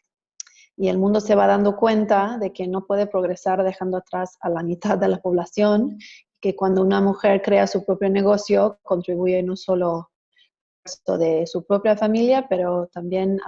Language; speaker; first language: Spanish; non-native, fluent; English